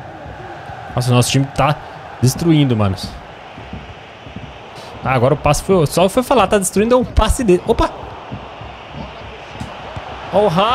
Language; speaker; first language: Portuguese; native; Portuguese